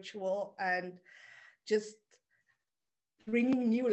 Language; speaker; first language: English; non-native, local second language; Afrikaans